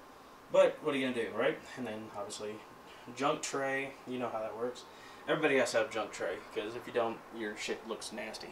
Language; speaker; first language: English; native; English